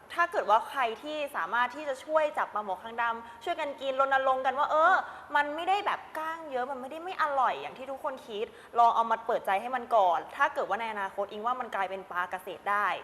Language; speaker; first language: Thai; native; Thai